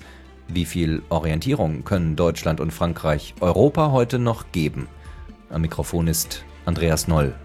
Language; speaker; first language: German; native; German